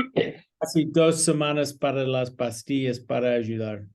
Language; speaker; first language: Spanish; non-native, learner; English